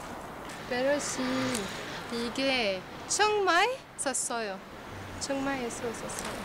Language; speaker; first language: Korean; non-native, learner; French